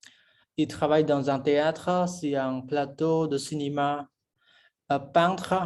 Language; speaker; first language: French; non-native, fluent; Khmer